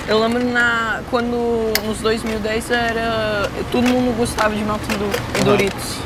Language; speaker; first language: Portuguese; early bilingual, heritage; Portuguese